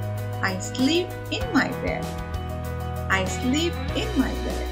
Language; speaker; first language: English; non-native, fluent; Indonesian